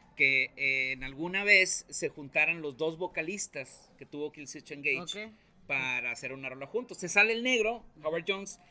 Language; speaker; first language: Spanish; native; Spanish